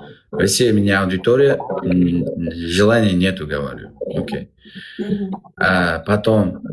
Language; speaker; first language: Russian; non-native, local second language; Uzbek